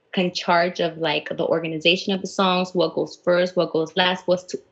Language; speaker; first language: English; native; English